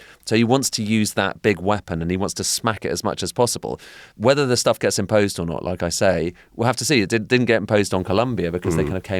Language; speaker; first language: English; native; English